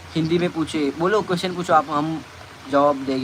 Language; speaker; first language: Hindi; non-native, local second language; Marathi